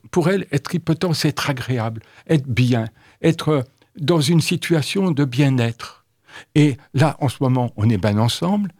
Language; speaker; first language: French; native; French